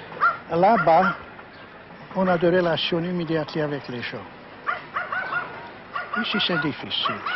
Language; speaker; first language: French; non-native, learner; Hungarian